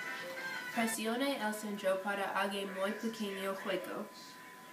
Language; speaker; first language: Spanish; non-native, learner; English